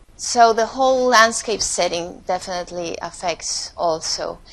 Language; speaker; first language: English; non-native, fluent; Spanish